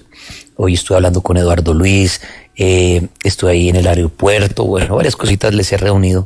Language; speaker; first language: Spanish; native; Spanish